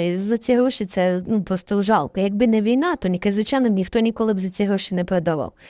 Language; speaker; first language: Ukrainian; native; Ukrainian